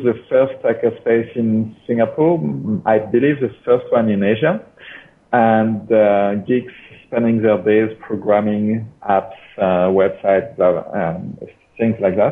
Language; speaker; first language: English; non-native, fluent; French